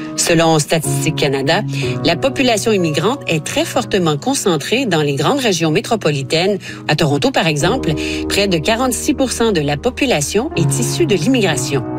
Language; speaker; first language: French; native; French